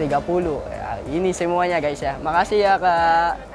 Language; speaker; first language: Indonesian; non-native, learner; Filipino